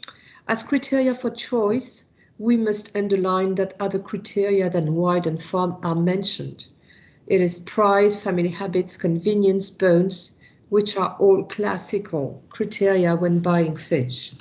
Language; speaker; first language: English; non-native, fluent; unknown